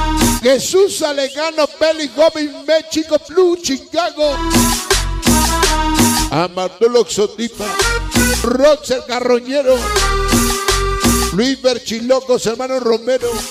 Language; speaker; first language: Spanish; native; Spanish